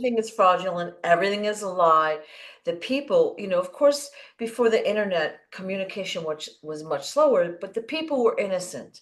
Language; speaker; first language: English; native; English